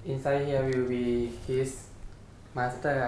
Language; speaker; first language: English; non-native, learner; Thai